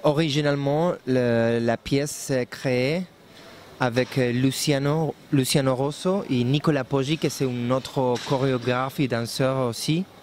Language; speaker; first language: French; non-native, learner; Spanish